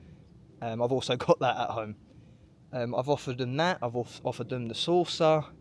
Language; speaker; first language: English; native; English